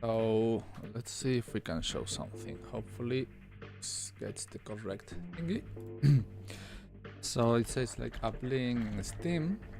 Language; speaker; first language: English; non-native, fluent; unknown